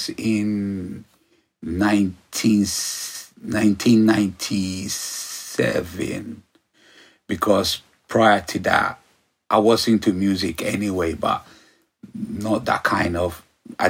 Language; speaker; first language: English; early bilingual, other home language; Ga